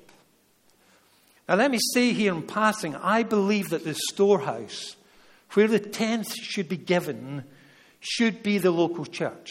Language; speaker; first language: English; native; English